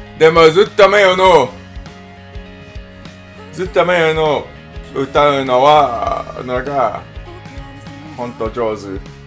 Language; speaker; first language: Japanese; non-native, learner; English